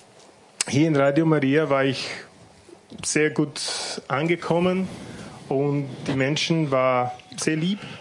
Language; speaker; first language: German; non-native, fluent; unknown